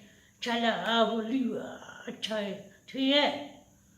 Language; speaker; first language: Hindi; non-native, learner; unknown